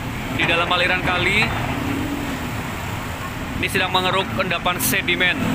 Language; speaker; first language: Indonesian; non-native, local second language; Javanese